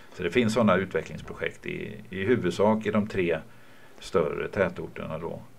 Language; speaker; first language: Swedish; native; Swedish